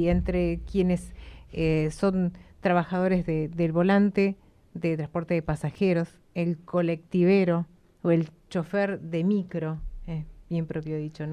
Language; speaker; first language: Spanish; native; Spanish